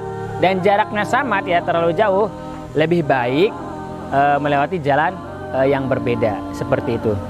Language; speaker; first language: Indonesian; native; Indonesian